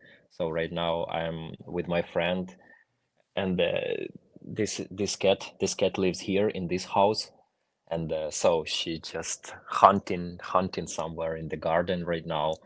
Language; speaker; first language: English; non-native, fluent; Ukrainian